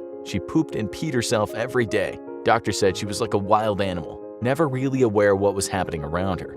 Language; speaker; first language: English; native; English